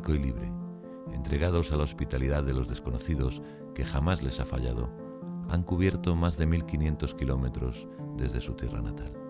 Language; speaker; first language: Spanish; native; Spanish